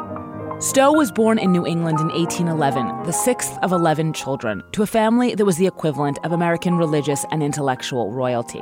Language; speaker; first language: English; native; English